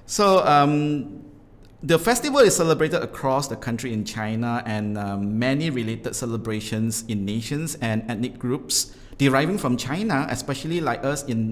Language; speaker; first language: English; non-native, local second language; Min Nan Chinese